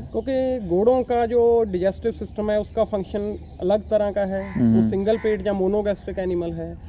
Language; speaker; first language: Hindi; non-native, local second language; Punjabi